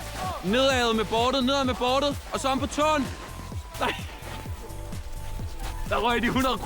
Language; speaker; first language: Danish; native; Danish